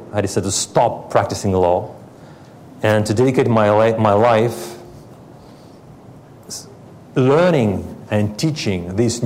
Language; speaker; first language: English; non-native, fluent; French